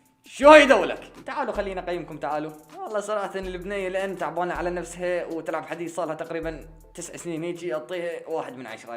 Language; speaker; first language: Arabic; native; Arabic